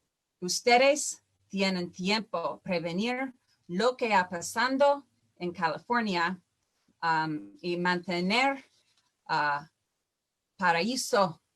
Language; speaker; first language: Spanish; non-native, fluent; English